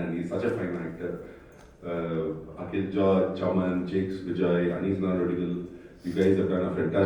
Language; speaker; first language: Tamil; non-native, fluent; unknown